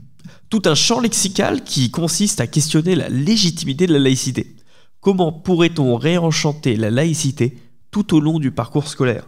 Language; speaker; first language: French; native; French